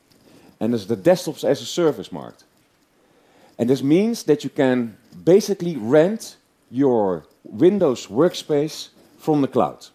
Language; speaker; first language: English; non-native, fluent; Dutch